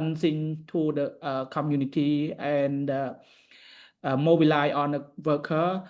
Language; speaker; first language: English; non-native, learner; Khmer